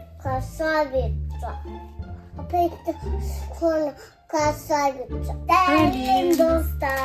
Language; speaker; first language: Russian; non-native, local second language; Kazakh